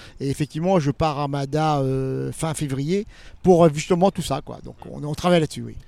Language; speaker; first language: French; native; French